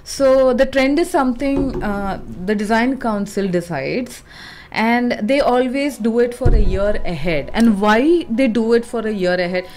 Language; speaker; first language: English; non-native, local second language; Malayalam